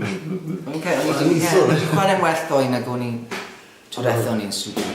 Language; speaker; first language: Welsh; native; Welsh